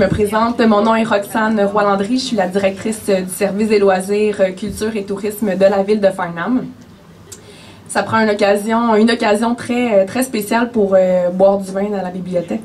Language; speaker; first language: French; native; French